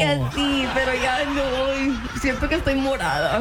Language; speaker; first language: Spanish; native; Spanish